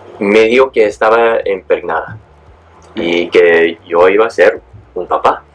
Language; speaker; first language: Spanish; early bilingual, heritage; Spanish